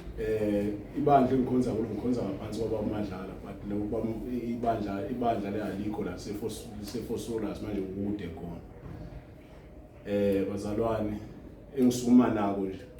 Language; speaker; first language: Zulu; native; Zulu